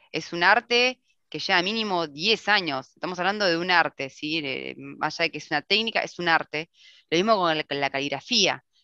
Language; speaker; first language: Spanish; native; Spanish